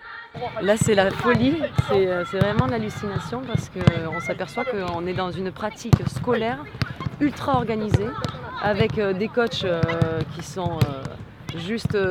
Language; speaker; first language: French; native; French